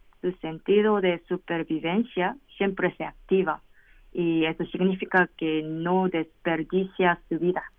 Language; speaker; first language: Spanish; non-native, learner; Korean